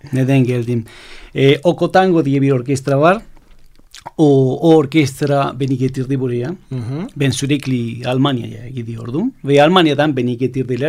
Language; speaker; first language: Turkish; non-native, fluent; Spanish